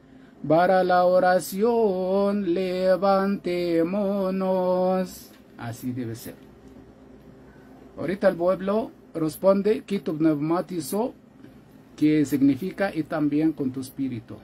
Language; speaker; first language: Spanish; non-native, fluent; Arabic